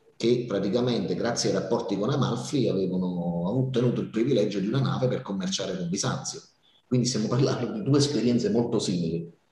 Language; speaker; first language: Italian; native; Italian